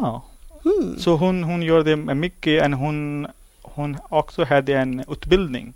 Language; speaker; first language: Swedish; non-native, learner; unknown